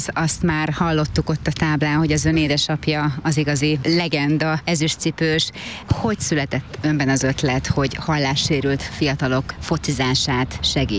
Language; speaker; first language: Hungarian; native; Hungarian